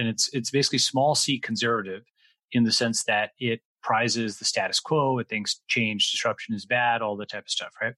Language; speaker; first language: English; native; English